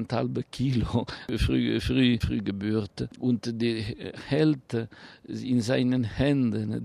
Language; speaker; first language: German; non-native, fluent; Italian